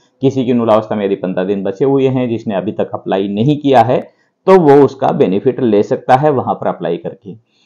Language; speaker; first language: Hindi; native; Hindi